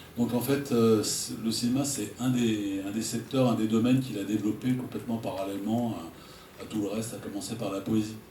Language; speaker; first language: French; native; French